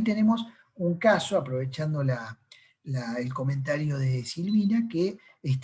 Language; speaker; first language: Spanish; native; Spanish